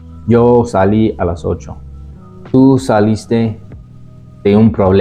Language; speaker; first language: Spanish; non-native, fluent; English